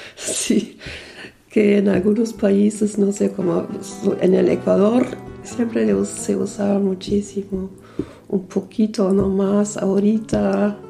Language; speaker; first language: Spanish; early bilingual, other home language; German